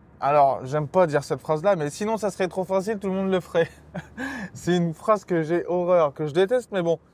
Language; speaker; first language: French; native; French